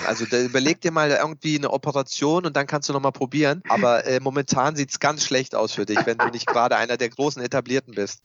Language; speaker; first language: German; early bilingual, other home language; Turkish